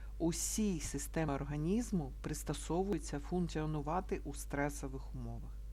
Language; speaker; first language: Ukrainian; non-native, local second language; Russian